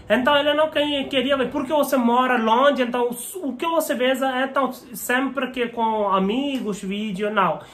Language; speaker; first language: Portuguese; non-native, learner; Hindi